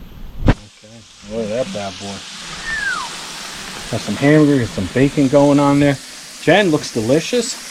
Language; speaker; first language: English; native; English